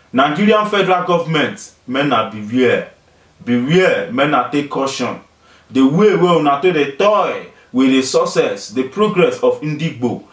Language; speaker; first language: Nigerian Pidgin; non-native, local second language; Igbo